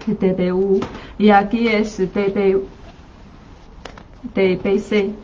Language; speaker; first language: Spanish; non-native, learner; Chinese